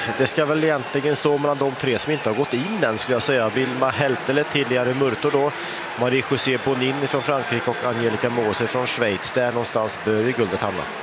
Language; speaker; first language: Swedish; native; Swedish